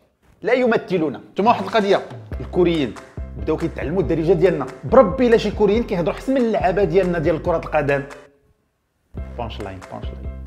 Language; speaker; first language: Arabic; native; Arabic